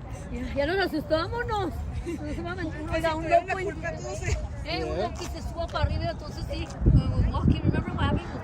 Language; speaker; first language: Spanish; early bilingual, other home language; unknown